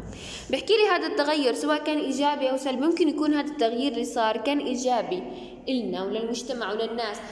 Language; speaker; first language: Arabic; native; Arabic